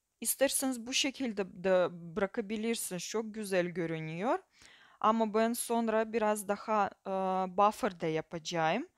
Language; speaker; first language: Turkish; non-native, fluent; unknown